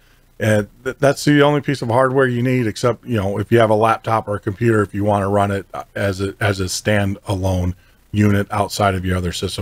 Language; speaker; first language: English; native; English